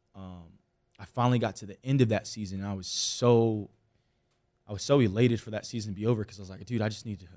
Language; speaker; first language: English; native; English